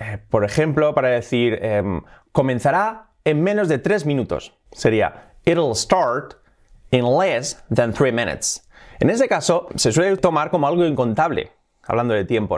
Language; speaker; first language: Spanish; native; Spanish